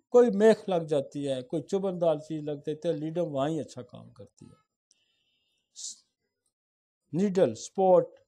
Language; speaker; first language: Urdu; non-native, local second language; Saraiki